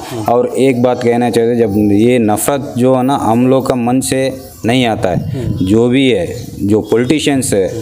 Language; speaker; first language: Hindi; non-native, local second language; Kannada